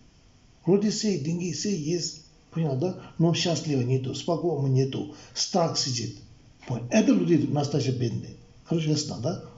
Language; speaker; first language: Russian; non-native, learner; Tibetan